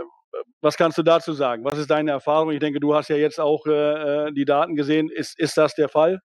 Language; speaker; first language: German; native; German